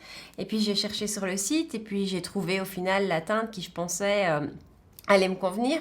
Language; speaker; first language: French; native; French